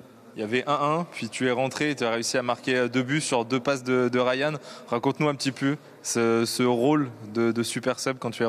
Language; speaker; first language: French; native; French